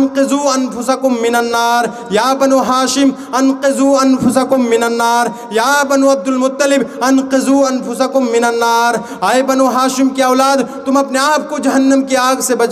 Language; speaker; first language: Urdu; non-native, local second language; Bangla